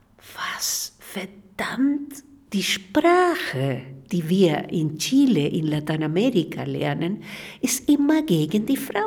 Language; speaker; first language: German; non-native, fluent; Spanish